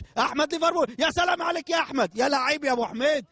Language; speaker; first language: Arabic; native; Arabic